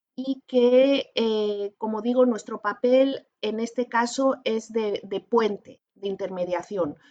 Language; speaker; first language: Spanish; native; Spanish